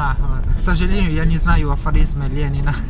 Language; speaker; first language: Russian; non-native, learner; Italian